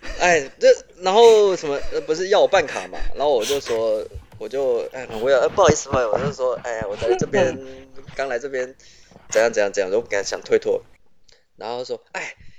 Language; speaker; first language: Chinese; native; Chinese